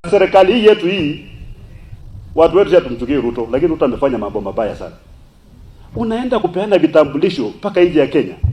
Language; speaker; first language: Swahili; non-native, local second language; Luyia